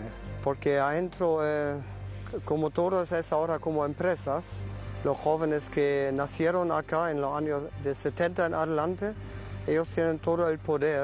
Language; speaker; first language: Spanish; non-native, local second language; German